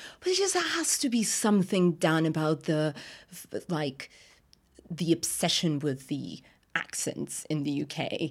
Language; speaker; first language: English; non-native, fluent; Russian